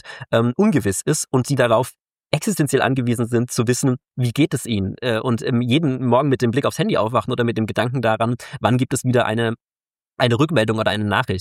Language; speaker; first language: German; native; German